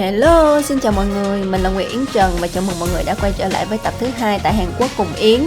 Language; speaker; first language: Vietnamese; native; Vietnamese